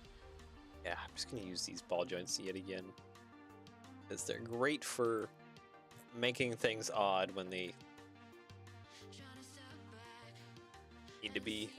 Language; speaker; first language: English; native; English